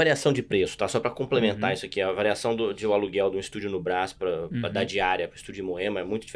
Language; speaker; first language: Portuguese; native; Portuguese